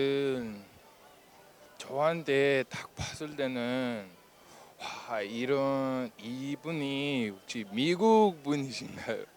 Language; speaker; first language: Korean; non-native, fluent; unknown